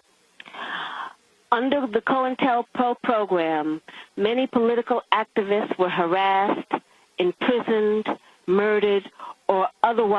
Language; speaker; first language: English; native; English